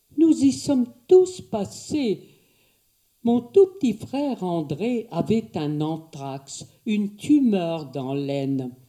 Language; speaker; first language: French; native; French